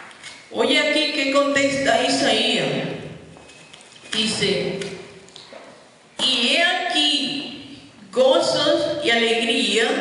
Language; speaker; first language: Spanish; native; Spanish